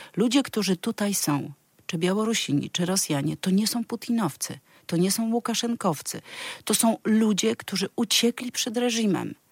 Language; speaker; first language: Polish; native; Polish